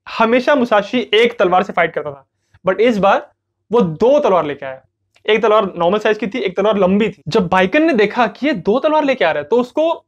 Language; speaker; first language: Hindi; native; Hindi